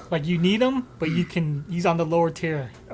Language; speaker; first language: English; native; English